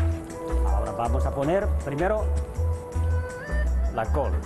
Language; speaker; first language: Spanish; non-native, fluent; Chinese